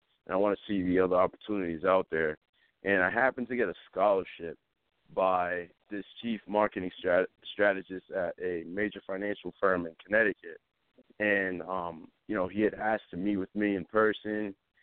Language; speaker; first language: English; native; English